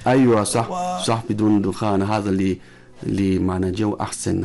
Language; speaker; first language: Arabic; non-native, learner; Chinese